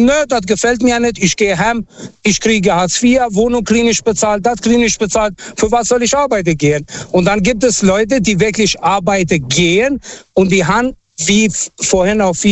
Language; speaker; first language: German; non-native, fluent; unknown